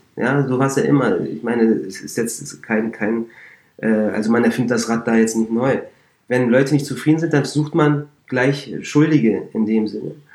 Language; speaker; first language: German; early bilingual, other home language; Turkish